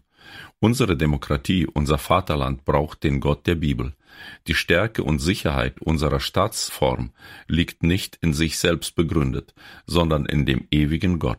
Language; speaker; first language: German; native; German